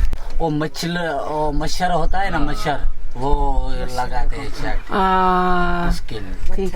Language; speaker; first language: Hindi; non-native, local second language; Sindhi